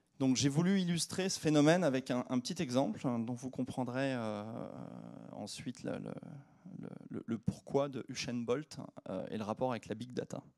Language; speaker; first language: French; native; French